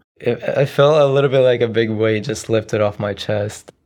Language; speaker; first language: English; early bilingual, other home language; Arabic